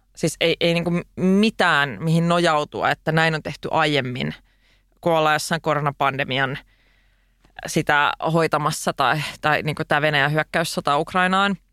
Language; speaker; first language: Finnish; non-native, local second language; Swedish